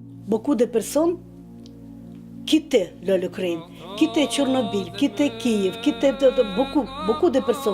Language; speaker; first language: French; non-native, learner; Russian